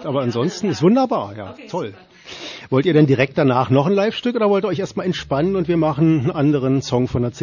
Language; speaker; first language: German; native; German